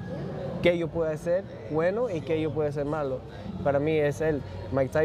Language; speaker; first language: Spanish; early bilingual, heritage; English